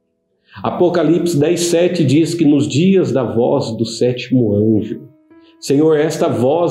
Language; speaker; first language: Portuguese; native; Portuguese